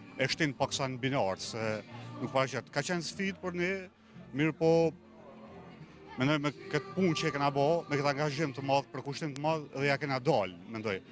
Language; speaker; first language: Albanian; non-native, local second language; Romany